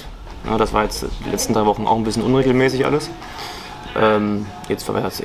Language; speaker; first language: German; native; German